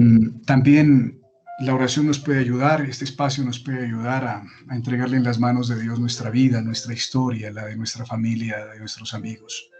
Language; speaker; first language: Spanish; native; Spanish